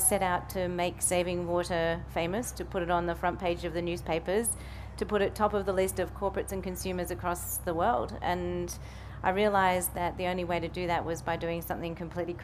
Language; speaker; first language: English; native; English